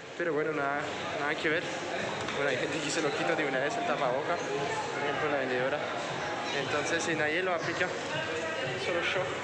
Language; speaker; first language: Spanish; non-native, fluent; French